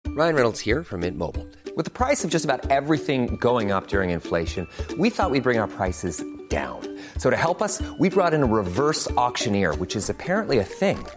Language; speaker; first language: French; non-native, fluent; Spanish